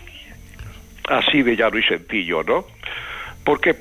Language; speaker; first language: Spanish; native; Spanish